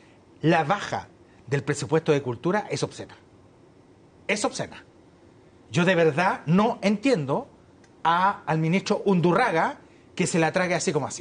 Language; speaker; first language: Spanish; native; Spanish